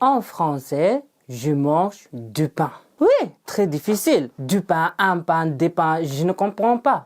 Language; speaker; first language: French; non-native, learner; Uzbek